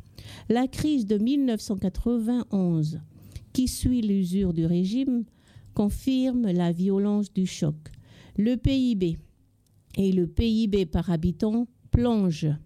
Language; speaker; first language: French; non-native, local second language; Malagasy